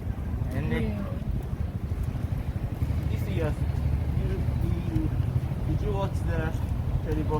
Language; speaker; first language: English; non-native, learner; Japanese